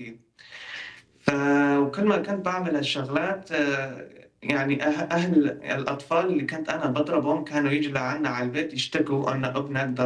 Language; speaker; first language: Arabic; non-native, local second language; Kurdish